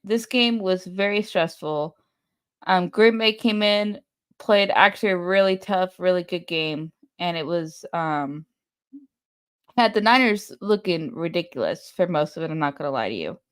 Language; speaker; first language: English; native; English